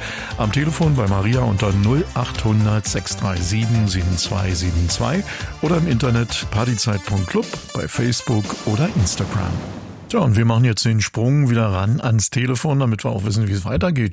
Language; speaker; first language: German; native; German